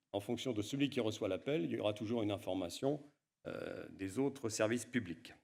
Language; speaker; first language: French; native; French